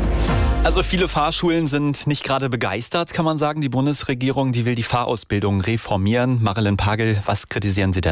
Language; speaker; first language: German; native; German